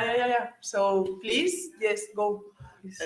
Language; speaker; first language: English; non-native, learner; Spanish